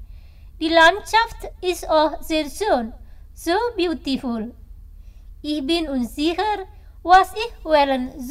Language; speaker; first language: German; non-native, fluent; Indonesian